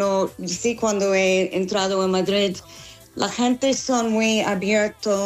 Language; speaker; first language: Spanish; non-native, fluent; English